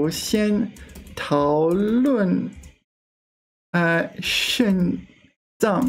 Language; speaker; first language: Chinese; non-native, learner; English